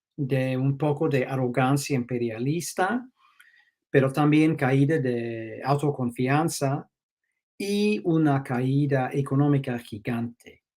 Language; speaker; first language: Spanish; non-native, fluent; English